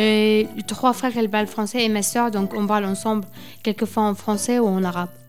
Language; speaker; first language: French; non-native, learner; Arabic